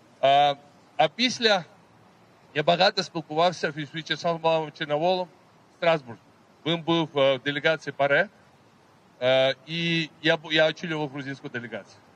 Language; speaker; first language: Ukrainian; non-native, fluent; Georgian